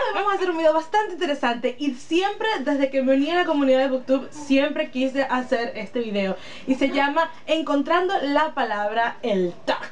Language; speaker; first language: Spanish; native; Spanish